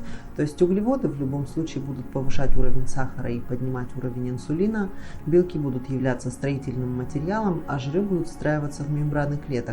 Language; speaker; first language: Russian; native; Russian